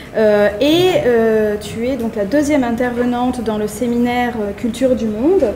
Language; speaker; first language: French; native; French